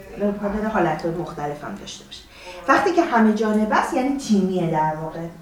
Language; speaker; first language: Persian; native; Persian